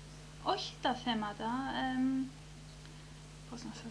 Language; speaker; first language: Greek; early bilingual, heritage; Greek